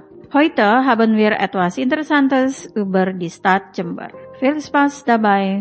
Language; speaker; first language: German; non-native, fluent; Indonesian